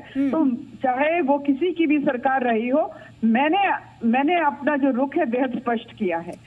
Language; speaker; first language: Hindi; native; Hindi